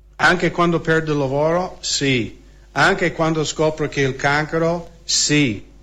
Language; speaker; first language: Italian; non-native, fluent; English